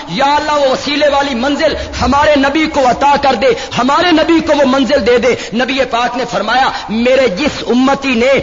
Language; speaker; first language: Urdu; non-native, local second language; Punjabi